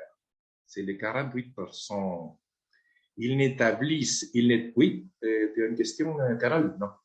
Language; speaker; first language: French; non-native, fluent; Spanish